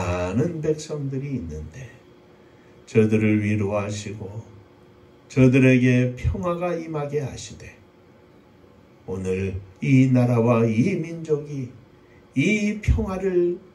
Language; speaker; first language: Korean; native; Korean